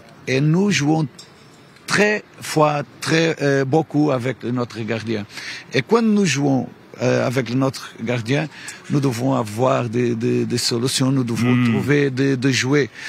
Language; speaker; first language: French; non-native, learner; Portuguese